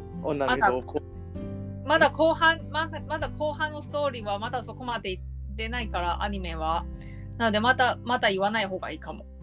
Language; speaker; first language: Japanese; non-native, learner; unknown